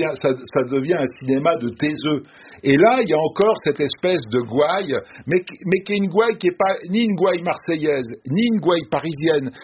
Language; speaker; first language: French; native; French